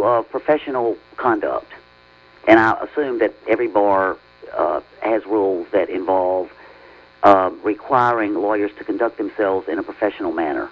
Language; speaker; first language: English; native; English